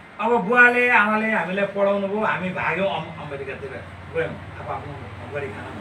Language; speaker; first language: Nepali; native; Nepali